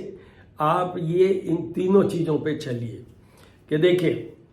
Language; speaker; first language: Hindi; native; Hindi